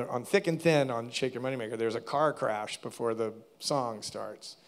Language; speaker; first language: English; native; English